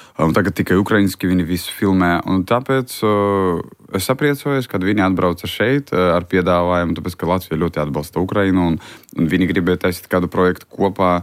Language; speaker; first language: Latvian; non-native, local second language; Russian